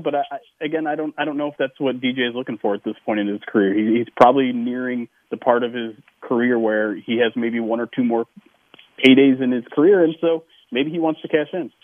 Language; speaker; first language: English; native; English